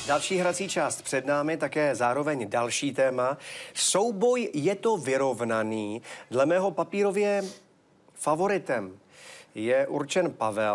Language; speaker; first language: Czech; native; Czech